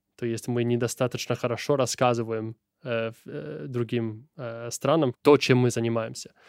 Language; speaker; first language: Russian; non-native, fluent; Italian